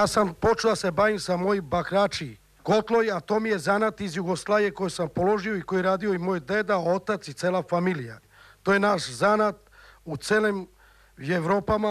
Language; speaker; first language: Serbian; non-native, local second language; Romany